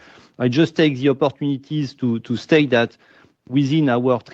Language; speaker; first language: English; non-native, fluent; French